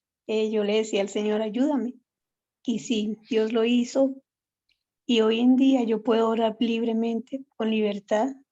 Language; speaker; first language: Spanish; native; Spanish